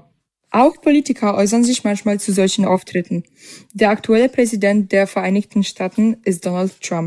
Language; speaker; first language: German; native; German